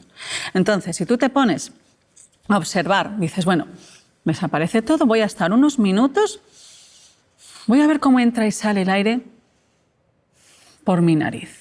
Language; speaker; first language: Spanish; native; Spanish